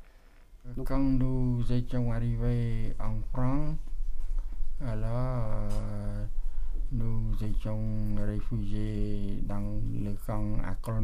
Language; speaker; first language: French; non-native, fluent; Khmer